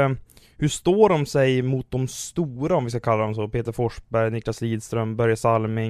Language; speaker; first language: Swedish; native; Swedish